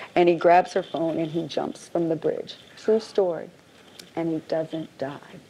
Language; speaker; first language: English; native; English